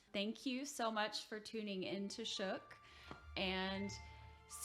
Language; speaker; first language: English; native; English